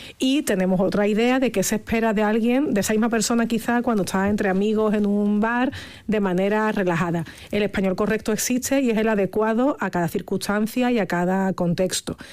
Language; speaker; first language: Spanish; native; Spanish